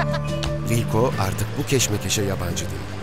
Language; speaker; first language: Turkish; native; Turkish